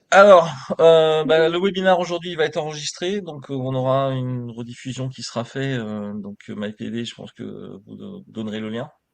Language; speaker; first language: French; native; French